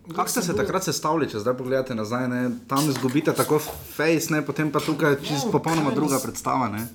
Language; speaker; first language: Slovenian; native; Slovenian